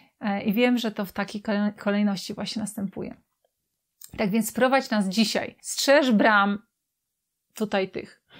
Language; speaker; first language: Polish; native; Polish